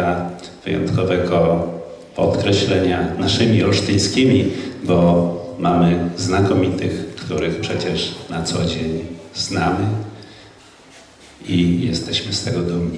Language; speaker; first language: Polish; native; Polish